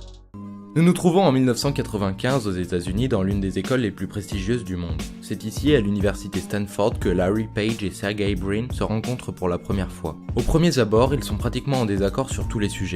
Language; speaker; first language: French; native; French